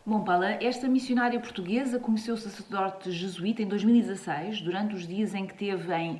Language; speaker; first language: Portuguese; native; Portuguese